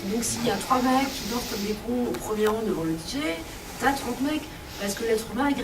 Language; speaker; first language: French; native; French